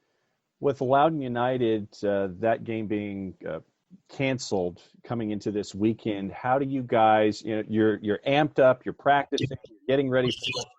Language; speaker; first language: English; native; English